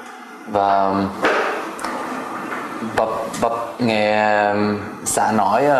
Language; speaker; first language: Vietnamese; non-native, learner; Swedish